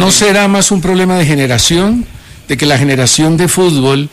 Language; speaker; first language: Spanish; native; Spanish